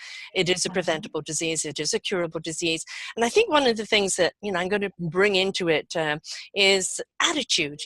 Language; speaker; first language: English; native; English